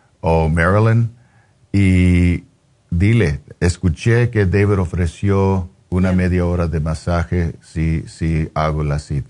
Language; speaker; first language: Spanish; non-native, fluent; English